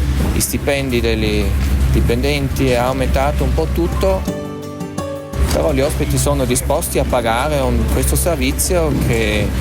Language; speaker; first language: Italian; non-native, local second language; German